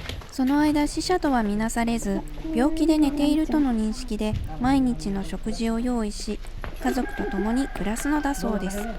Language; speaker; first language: Japanese; native; Japanese